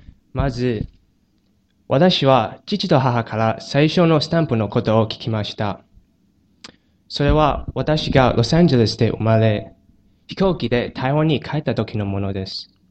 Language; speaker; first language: Japanese; non-native, learner; Chinese